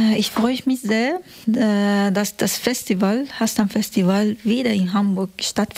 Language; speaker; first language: German; non-native, fluent; Persian